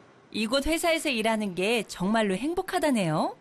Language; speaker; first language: Korean; native; Korean